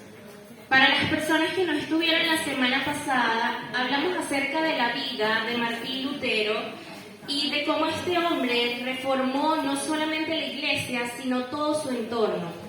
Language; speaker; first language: Spanish; native; Spanish